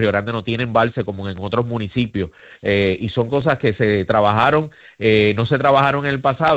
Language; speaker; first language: Spanish; native; Spanish